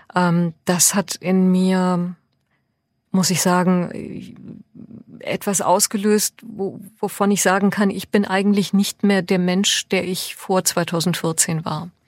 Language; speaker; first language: German; early bilingual, other home language; Persian